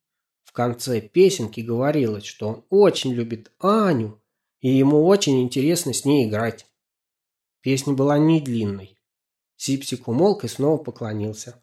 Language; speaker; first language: Russian; native; Russian